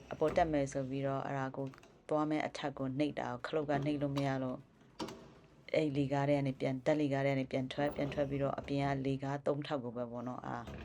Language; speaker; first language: Burmese; non-native, local second language; Kachin